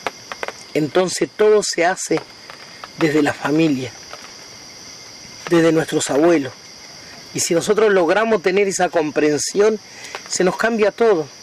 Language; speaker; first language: Spanish; native; Spanish